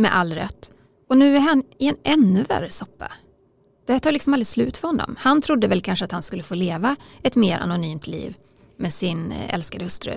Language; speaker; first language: Swedish; native; Swedish